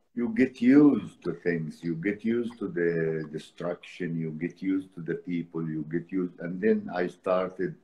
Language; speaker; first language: English; non-native, fluent; Arabic